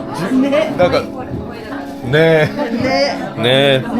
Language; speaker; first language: Japanese; non-native, fluent; Korean